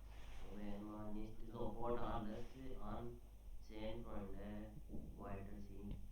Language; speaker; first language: German; non-native, learner; Hindi